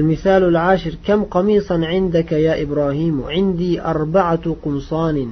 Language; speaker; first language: Arabic; non-native, fluent; Uzbek